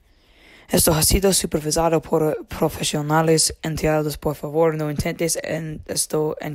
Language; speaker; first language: Spanish; non-native, learner; English